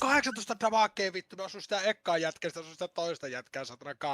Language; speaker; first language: Finnish; native; Finnish